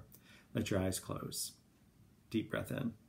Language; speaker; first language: English; native; English